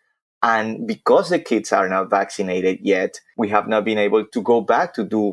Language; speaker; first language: English; non-native, fluent; Spanish